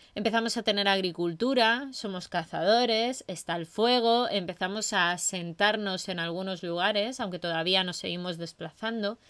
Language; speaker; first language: Spanish; native; Spanish